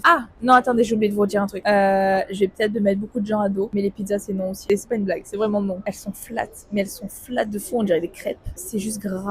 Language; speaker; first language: French; native; French